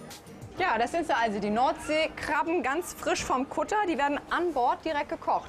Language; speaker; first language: German; native; German